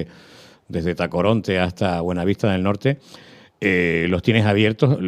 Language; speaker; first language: Spanish; native; Spanish